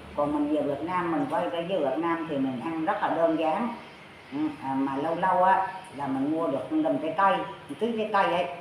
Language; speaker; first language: Vietnamese; native; Vietnamese